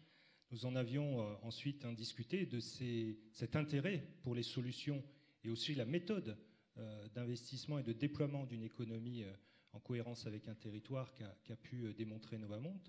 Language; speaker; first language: French; native; French